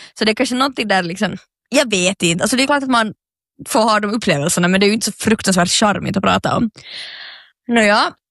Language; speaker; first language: Swedish; native; Swedish